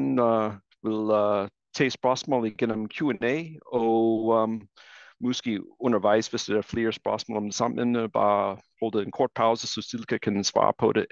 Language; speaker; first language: Danish; non-native, fluent; English